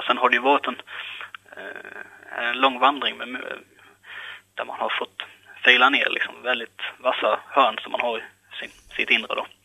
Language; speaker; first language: Swedish; native; Swedish